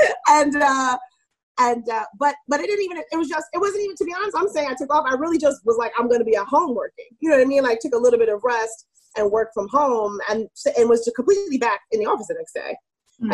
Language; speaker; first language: English; native; English